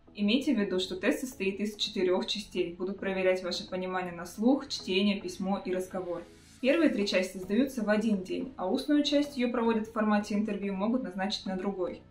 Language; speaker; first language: Russian; native; Russian